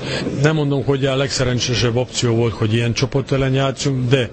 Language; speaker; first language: Hungarian; non-native, learner; Serbian